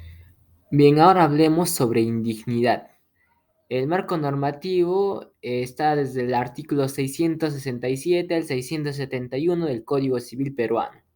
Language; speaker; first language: Spanish; native; Spanish